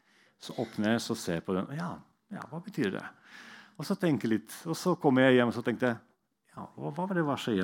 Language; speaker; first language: Norwegian; non-native, fluent; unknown